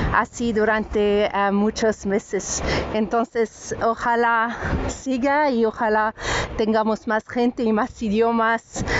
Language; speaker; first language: Spanish; non-native, fluent; French